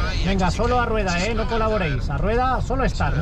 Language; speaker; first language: Spanish; native; Spanish